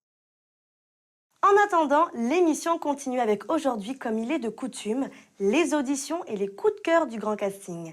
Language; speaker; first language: French; native; French